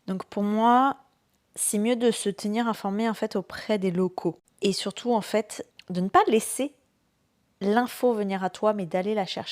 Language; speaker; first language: French; native; French